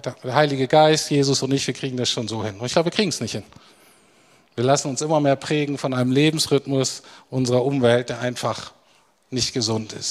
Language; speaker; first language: German; native; German